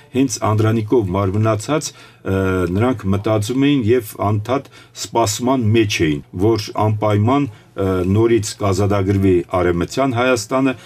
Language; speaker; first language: Armenian; native; Armenian